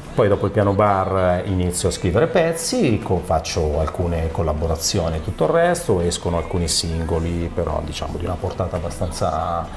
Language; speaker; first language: Italian; native; Italian